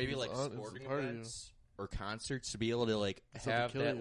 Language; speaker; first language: English; native; English